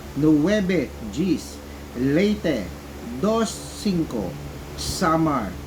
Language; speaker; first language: Filipino; native; Filipino